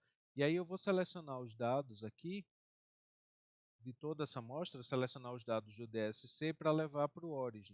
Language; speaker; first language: Portuguese; native; Portuguese